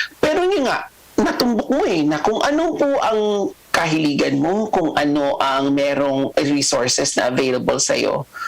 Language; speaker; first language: Filipino; native; Filipino